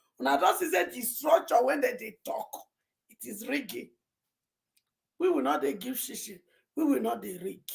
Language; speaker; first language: Nigerian Pidgin; non-native, local second language; Yoruba